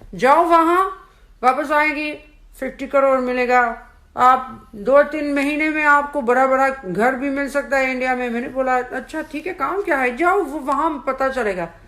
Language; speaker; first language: Hindi; early bilingual, heritage; Hindi